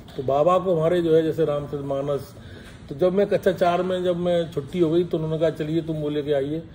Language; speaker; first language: Hindi; native; Hindi